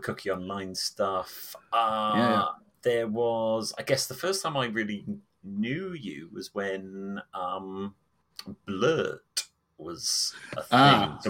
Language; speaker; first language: English; native; English